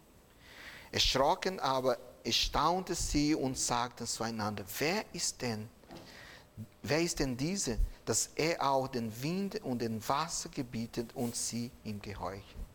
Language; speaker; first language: German; non-native, fluent; Portuguese